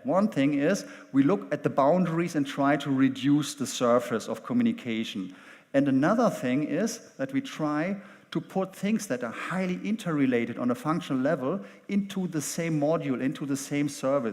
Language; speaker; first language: English; non-native, fluent; German